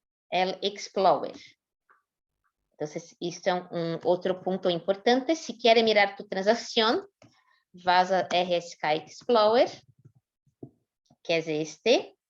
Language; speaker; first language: Spanish; non-native, fluent; Portuguese